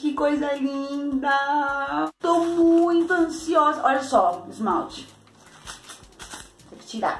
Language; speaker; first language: Portuguese; native; Portuguese